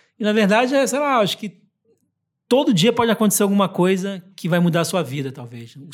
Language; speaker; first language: Portuguese; early bilingual, heritage; Portuguese